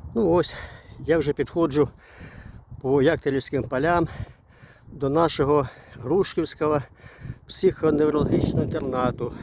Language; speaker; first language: Ukrainian; non-native, local second language; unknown